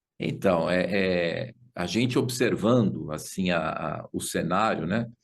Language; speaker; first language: Portuguese; native; Portuguese